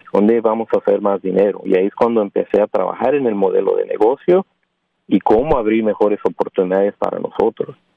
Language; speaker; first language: Spanish; early bilingual, heritage; Spanish